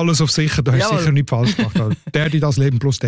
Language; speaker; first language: German; native; German